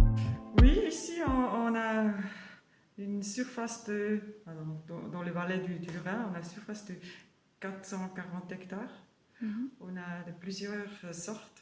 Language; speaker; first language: French; non-native, learner; German